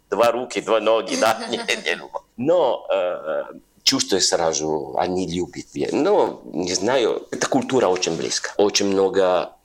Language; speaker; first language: Russian; non-native, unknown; Italian